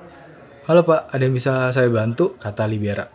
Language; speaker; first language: Indonesian; native; Indonesian